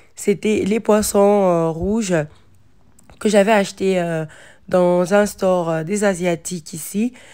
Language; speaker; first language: French; non-native, local second language; Lingala